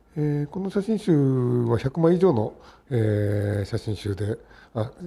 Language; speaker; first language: Japanese; native; Japanese